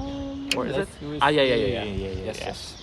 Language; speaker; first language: English; non-native, fluent; German